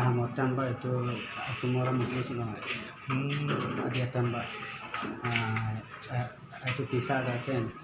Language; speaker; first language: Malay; non-native, learner; Rohingya